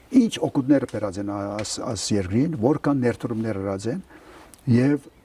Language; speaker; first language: Armenian; early bilingual, heritage; Armenian